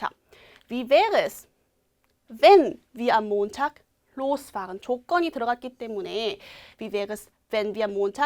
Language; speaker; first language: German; non-native, fluent; Korean